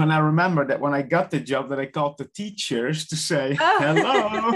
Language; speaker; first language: English; non-native, fluent; Dutch